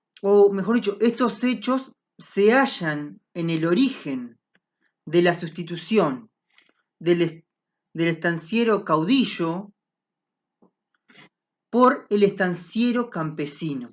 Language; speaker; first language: Spanish; native; Spanish